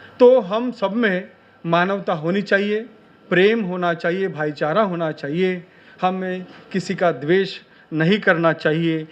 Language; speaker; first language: Hindi; non-native, local second language; Marathi